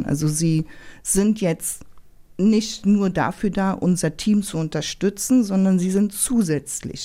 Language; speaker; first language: German; native; German